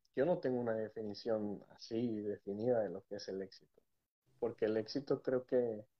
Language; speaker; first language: Spanish; native; Spanish